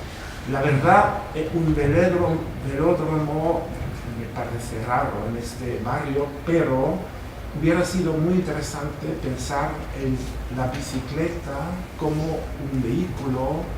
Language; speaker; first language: Spanish; non-native, fluent; German